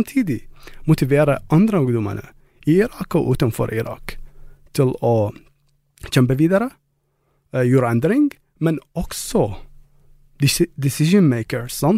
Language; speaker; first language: Norwegian; non-native, fluent; Arabic